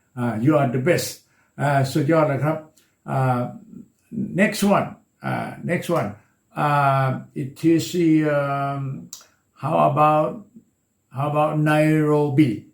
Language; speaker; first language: English; non-native, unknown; Thai